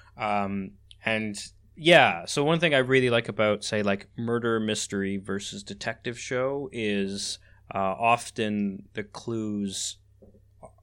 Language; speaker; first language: English; native; English